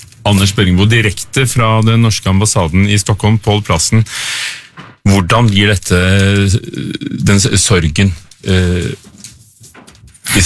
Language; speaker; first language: Norwegian; native; Norwegian